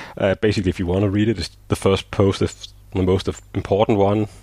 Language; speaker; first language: English; non-native, fluent; Danish